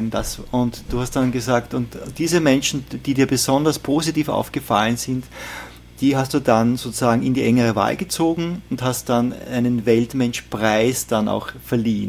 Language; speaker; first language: German; native; German